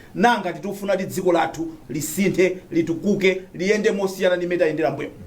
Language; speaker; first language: Nyanja; native; Nyanja